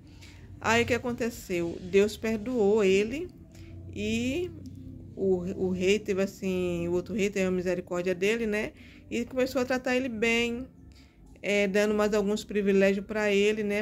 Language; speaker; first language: Portuguese; native; Portuguese